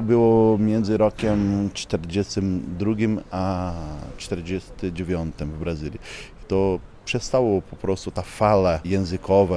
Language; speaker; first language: Polish; non-native, learner; Portuguese